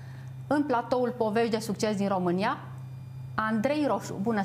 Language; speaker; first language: Romanian; native; Romanian